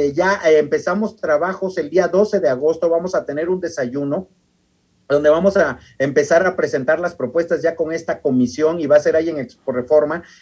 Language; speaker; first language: Spanish; native; Spanish